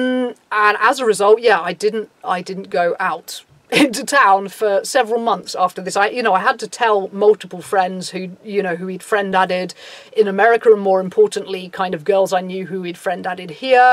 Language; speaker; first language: English; native; English